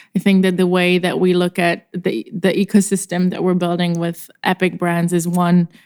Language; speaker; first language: English; non-native, fluent; Czech